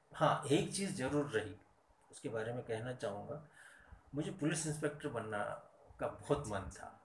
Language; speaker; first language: Hindi; non-native, local second language; Marathi